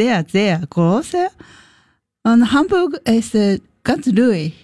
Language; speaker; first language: German; non-native, learner; Japanese